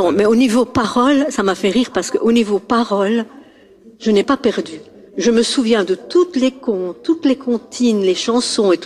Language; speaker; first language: French; native; French